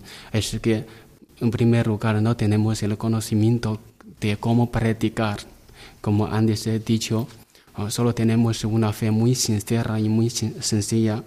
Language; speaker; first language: Spanish; non-native, learner; Chinese